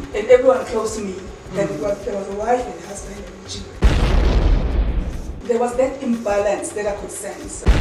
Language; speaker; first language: English; non-native, local second language; Zulu